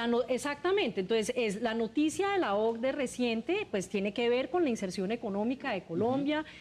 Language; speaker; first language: Spanish; native; Spanish